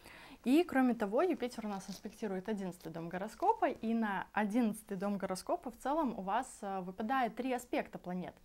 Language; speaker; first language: Russian; native; Russian